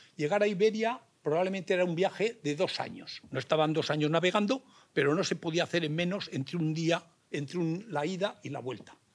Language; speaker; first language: Spanish; native; Spanish